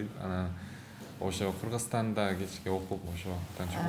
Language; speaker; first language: Kyrgyz; early bilingual, other home language; Korean